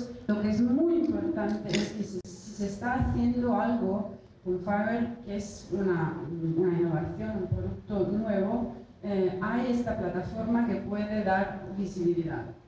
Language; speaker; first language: Spanish; non-native, fluent; Italian